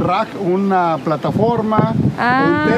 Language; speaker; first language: Spanish; native; Spanish